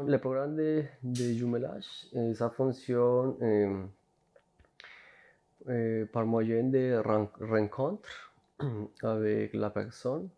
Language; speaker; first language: French; non-native, learner; Spanish